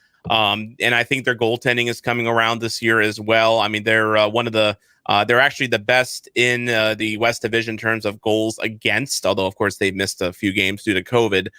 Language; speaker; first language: English; native; English